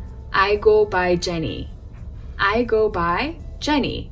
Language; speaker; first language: English; early bilingual, other home language; Korean